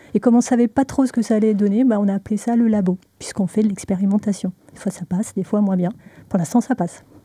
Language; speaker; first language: French; non-native, fluent; Spanish